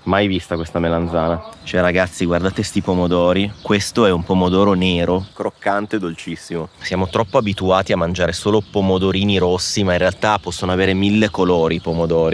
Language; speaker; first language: Italian; native; Italian